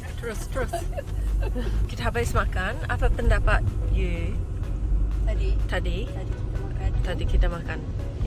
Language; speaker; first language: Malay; early bilingual, heritage; Malay